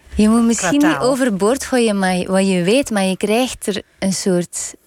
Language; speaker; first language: Dutch; native; Dutch